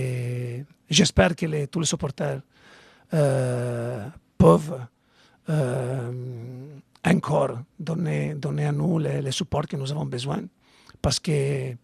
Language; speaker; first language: French; non-native, learner; Italian